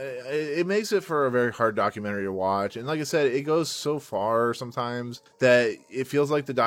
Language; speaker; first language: English; native; English